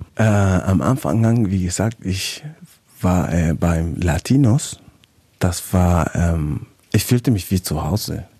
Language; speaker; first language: German; non-native, fluent; Spanish